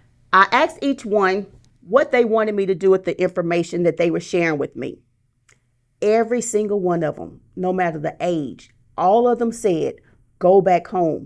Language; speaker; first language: English; native; English